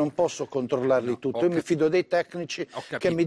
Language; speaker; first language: Italian; native; Italian